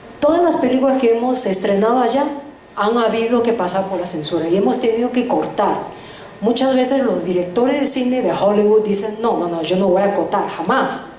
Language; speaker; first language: Spanish; early bilingual, other home language; Chinese